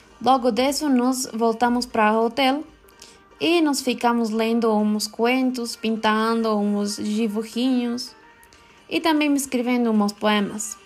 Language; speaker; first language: Portuguese; non-native, learner; Spanish